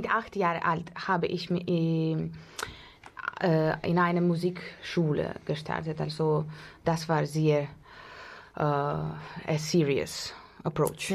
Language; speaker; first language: German; non-native, learner; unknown